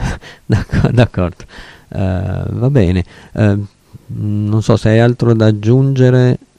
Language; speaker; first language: Italian; native; Italian